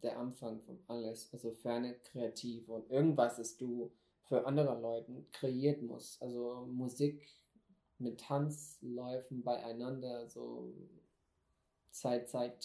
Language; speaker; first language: German; non-native, fluent; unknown